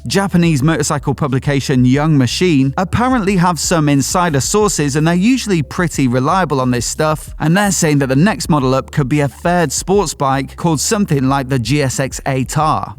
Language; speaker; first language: English; native; English